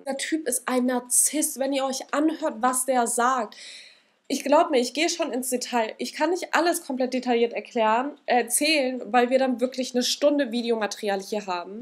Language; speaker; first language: German; native; German